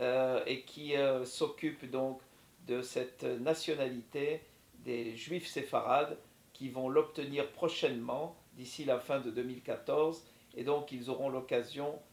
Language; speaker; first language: French; native; French